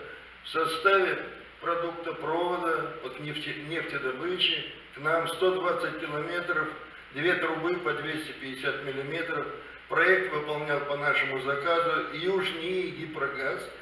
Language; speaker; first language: Russian; native; Russian